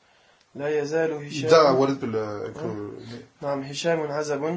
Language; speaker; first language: Arabic; non-native, learner; French